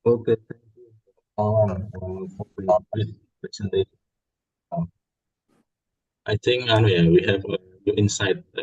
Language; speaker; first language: English; non-native, learner; Indonesian